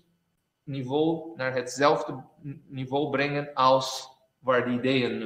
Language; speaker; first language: Dutch; non-native, fluent; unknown